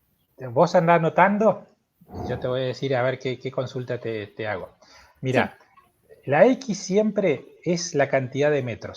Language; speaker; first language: Spanish; native; Spanish